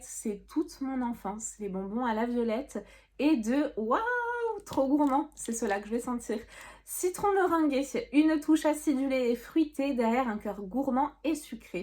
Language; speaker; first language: French; native; French